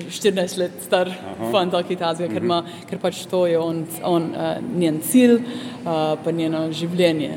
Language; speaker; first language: Slovenian; early bilingual, heritage; Slovenian